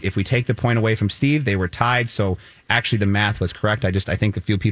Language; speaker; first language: English; native; English